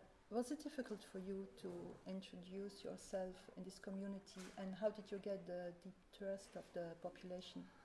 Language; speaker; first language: English; non-native, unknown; French